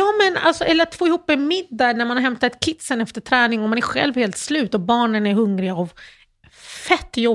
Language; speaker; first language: Swedish; early bilingual, other home language; Arabic